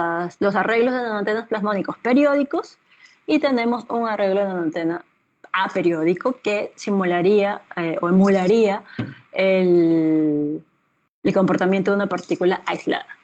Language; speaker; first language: Spanish; native; Spanish